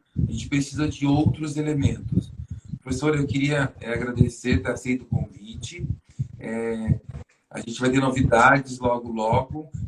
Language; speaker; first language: Portuguese; native; Portuguese